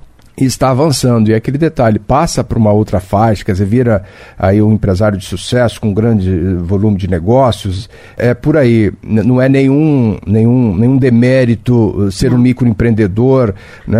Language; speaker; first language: Portuguese; native; Portuguese